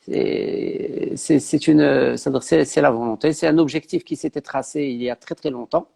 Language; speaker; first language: French; non-native, local second language; Arabic